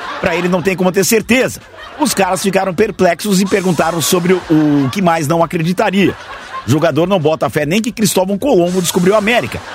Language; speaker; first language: Portuguese; native; Portuguese